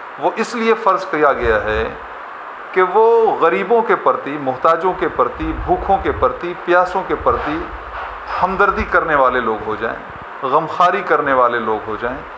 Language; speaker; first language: Urdu; native; Urdu